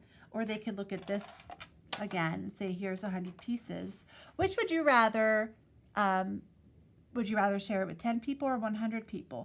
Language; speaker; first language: English; native; English